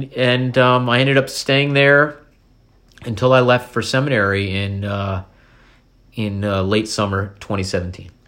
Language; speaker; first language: English; native; English